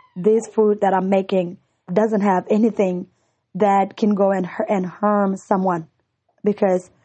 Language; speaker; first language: English; non-native, fluent; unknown